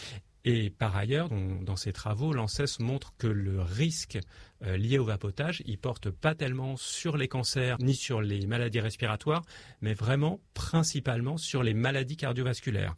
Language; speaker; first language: French; native; French